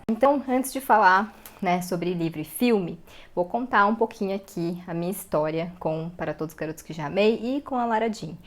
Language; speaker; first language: Portuguese; native; Portuguese